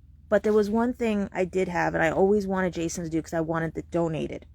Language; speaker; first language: English; native; English